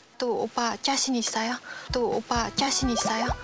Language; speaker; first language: Korean; non-native, learner; Khmer